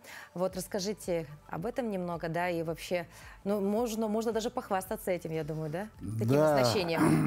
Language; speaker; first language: Russian; native; Russian